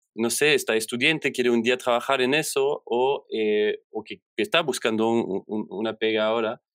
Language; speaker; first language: Spanish; non-native, fluent; French